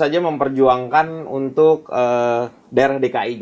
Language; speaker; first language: Indonesian; native; Indonesian